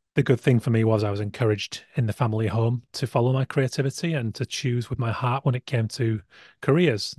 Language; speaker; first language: English; native; English